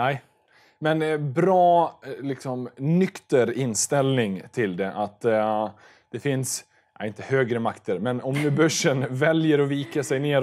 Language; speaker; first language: Swedish; native; Swedish